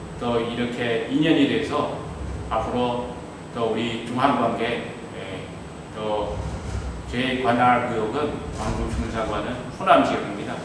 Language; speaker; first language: Korean; non-native, fluent; Chinese